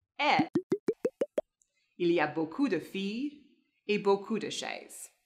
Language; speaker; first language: French; non-native, fluent; English